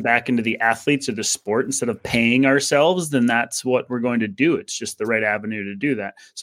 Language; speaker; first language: English; native; English